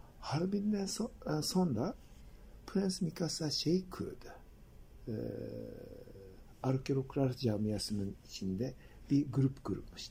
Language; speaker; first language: Turkish; non-native, fluent; Japanese